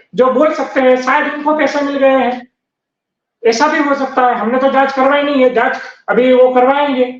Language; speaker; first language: Hindi; non-native, local second language; Gujarati